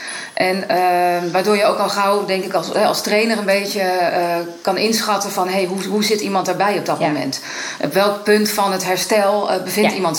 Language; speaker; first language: Dutch; native; Dutch